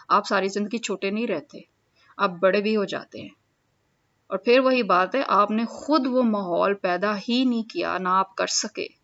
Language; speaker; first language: Urdu; non-native, local second language; Punjabi